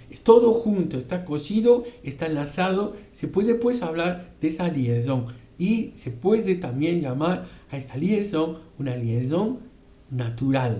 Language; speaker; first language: Spanish; non-native, fluent; French